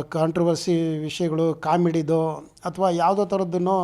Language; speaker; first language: Kannada; native; Kannada